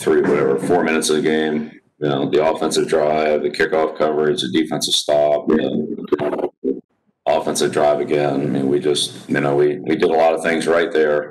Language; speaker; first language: English; native; English